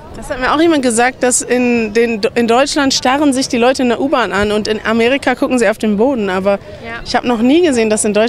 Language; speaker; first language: German; native; German